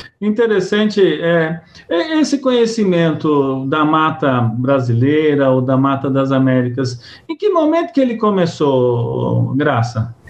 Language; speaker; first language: Portuguese; native; Portuguese